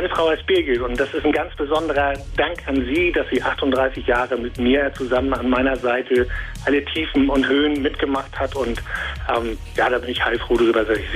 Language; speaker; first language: German; native; German